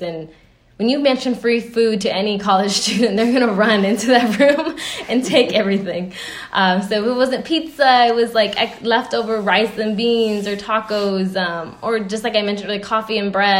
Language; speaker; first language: English; early bilingual, other home language; Spanish